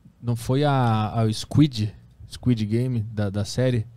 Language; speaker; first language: Portuguese; native; Portuguese